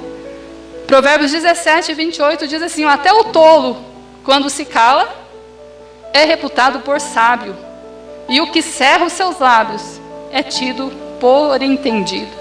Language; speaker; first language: Portuguese; native; Portuguese